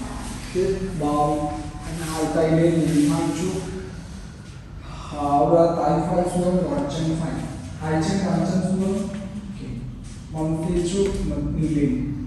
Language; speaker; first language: Vietnamese; non-native, learner; Hindi